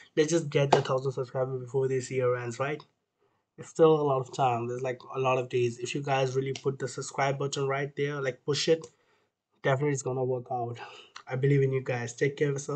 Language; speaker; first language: English; non-native, local second language; Hindi